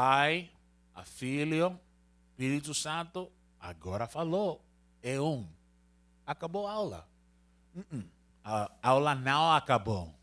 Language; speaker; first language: Portuguese; non-native, learner; Spanish